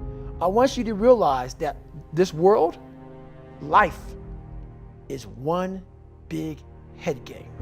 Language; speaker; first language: English; native; English